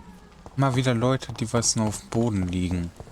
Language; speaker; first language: German; native; German